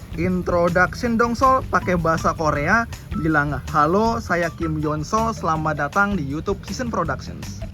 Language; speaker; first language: Indonesian; native; Indonesian